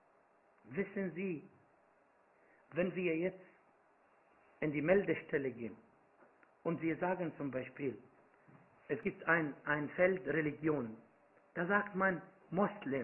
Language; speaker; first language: German; non-native, fluent; Arabic